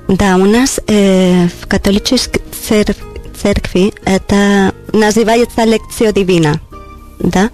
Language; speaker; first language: Russian; non-native, learner; Spanish